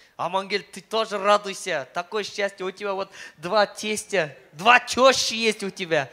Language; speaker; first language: Russian; non-native, local second language; Kazakh